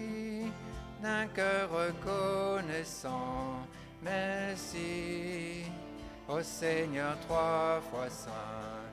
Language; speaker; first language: French; native; French